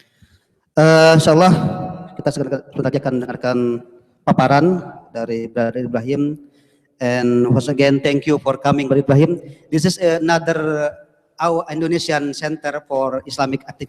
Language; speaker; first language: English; non-native, fluent; Indonesian